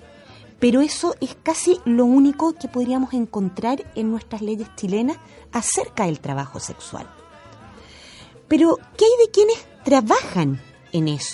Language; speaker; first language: Spanish; native; Spanish